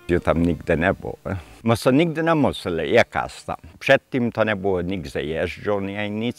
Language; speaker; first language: Polish; early bilingual, heritage; Polish